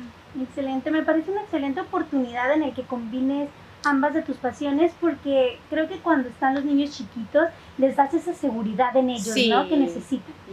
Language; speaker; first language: Spanish; native; Spanish